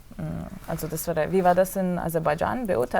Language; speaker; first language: German; non-native, fluent; Slovenian